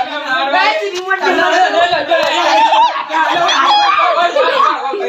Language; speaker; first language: Hindi; non-native, local second language; Gujarati